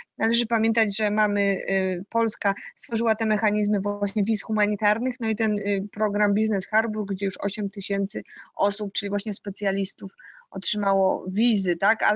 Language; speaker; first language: Polish; native; Polish